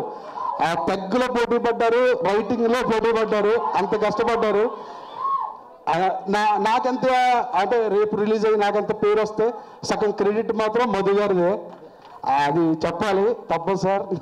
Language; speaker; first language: Telugu; native; Telugu